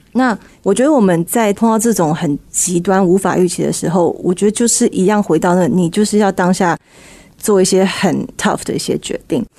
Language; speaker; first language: Chinese; early bilingual, heritage; Chinese